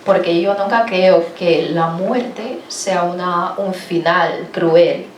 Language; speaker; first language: Spanish; non-native, fluent; Chinese